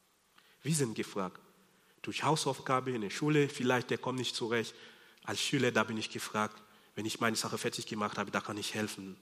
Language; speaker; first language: German; non-native, fluent; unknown